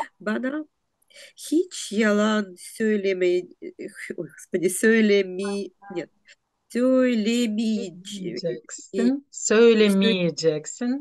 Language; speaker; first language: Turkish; non-native, learner; Ukrainian